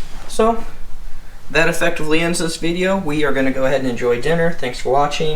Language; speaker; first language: English; native; English